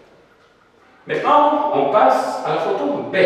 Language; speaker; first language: French; non-native, local second language; Arabic